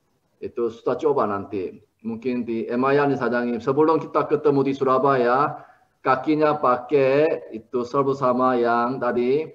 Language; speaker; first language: Indonesian; non-native, learner; Korean